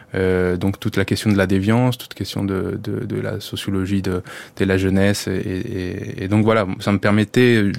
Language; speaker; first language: French; non-native, fluent; Spanish